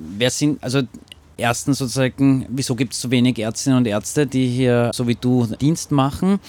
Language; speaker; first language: German; native; German